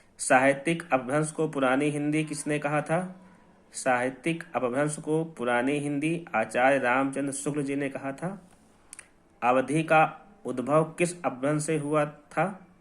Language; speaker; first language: Hindi; native; Hindi